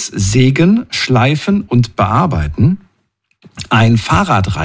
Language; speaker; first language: German; native; German